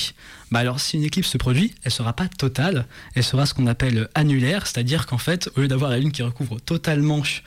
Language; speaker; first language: French; native; French